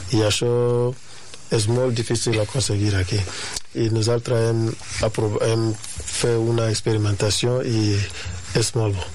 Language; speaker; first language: Catalan; non-native, fluent; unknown